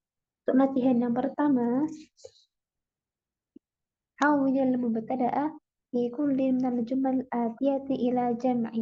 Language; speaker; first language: Arabic; non-native, fluent; Indonesian